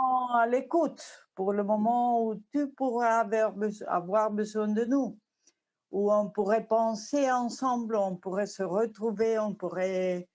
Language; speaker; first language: French; non-native, fluent; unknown